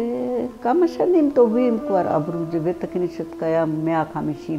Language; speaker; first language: Hebrew; non-native, fluent; Marathi